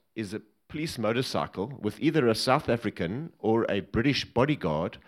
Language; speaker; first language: English; native; English